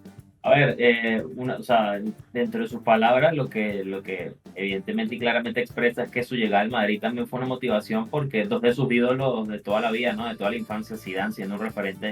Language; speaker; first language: Spanish; native; Spanish